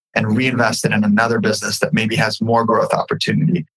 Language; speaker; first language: English; native; English